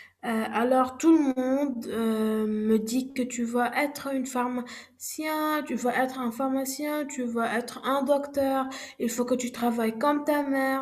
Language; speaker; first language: French; non-native, learner; Arabic